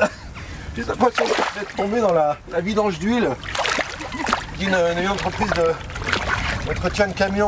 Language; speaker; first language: French; native; French